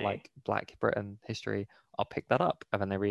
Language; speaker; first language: English; native; English